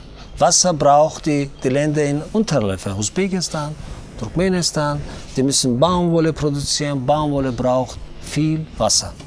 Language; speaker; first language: German; non-native, fluent; Tajik